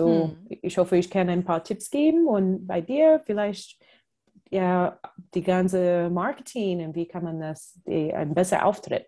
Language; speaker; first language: German; non-native, fluent; English